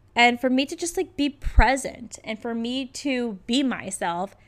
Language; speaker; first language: English; native; English